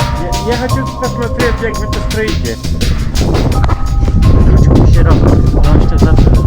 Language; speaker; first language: Russian; non-native, learner; Polish